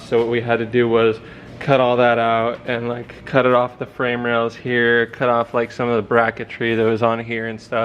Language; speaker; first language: English; native; English